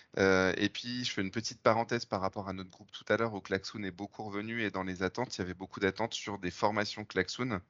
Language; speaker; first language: French; native; French